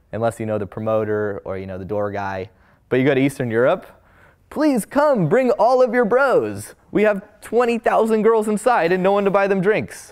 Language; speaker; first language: English; native; English